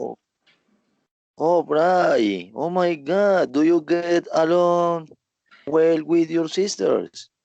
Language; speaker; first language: English; non-native, learner; Spanish